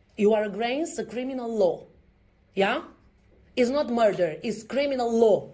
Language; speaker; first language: English; non-native, learner; Romanian